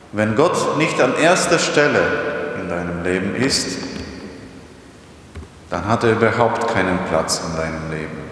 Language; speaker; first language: German; non-native, fluent; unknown